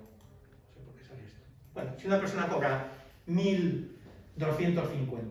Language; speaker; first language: Spanish; native; Spanish